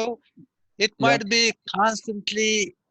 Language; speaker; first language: English; non-native, learner; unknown